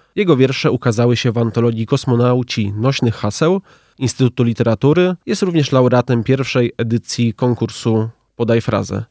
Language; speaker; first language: Polish; native; Polish